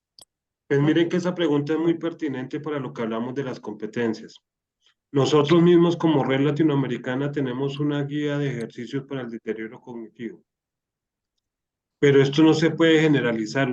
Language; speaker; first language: Spanish; native; Spanish